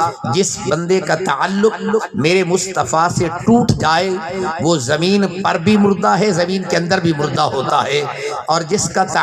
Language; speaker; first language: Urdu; non-native, local second language; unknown